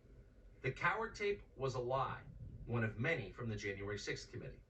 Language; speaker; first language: English; native; English